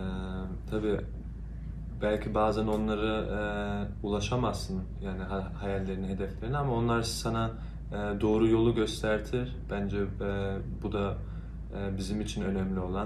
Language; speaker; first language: Turkish; early bilingual, heritage; Turkish